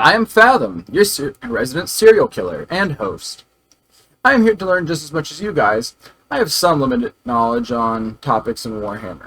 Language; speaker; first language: English; native; English